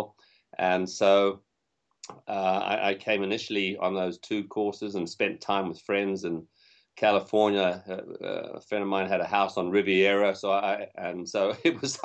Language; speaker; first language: English; native; English